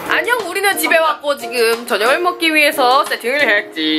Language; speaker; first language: Korean; native; Korean